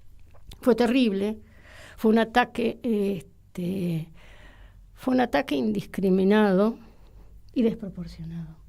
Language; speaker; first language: Spanish; native; Spanish